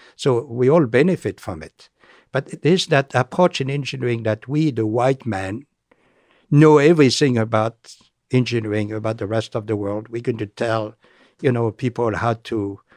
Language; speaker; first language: English; non-native, fluent; French